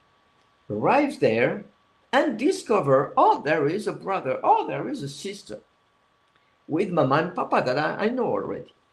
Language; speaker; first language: English; non-native, fluent; French